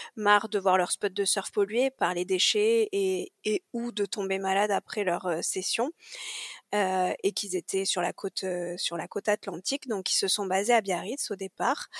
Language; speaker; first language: French; native; French